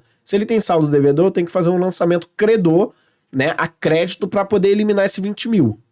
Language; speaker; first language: Portuguese; native; Portuguese